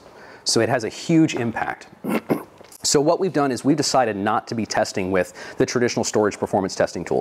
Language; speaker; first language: English; native; English